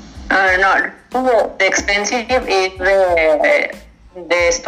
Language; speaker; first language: English; non-native, learner; Spanish